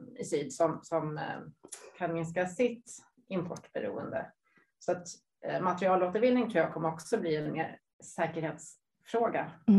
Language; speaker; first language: Swedish; native; Swedish